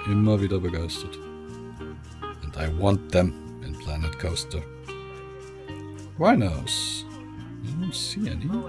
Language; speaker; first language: English; non-native, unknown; German